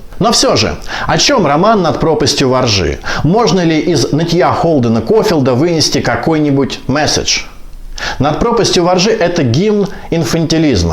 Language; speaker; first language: Russian; native; Russian